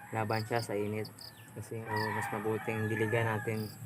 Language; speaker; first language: Filipino; non-native, local second language; Hiligaynon